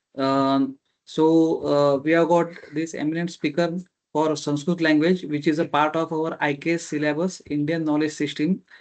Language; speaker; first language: English; non-native, local second language; Marathi